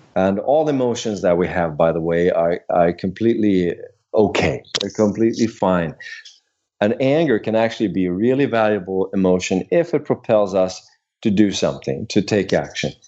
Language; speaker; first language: English; non-native, fluent; Swedish